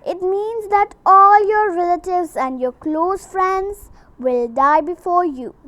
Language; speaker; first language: English; non-native, local second language; Urdu